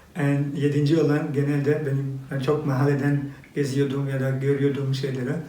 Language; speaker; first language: Turkish; non-native, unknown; Albanian